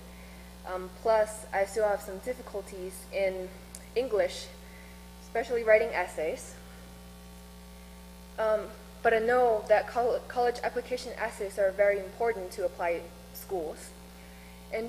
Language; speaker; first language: English; non-native, fluent; Chinese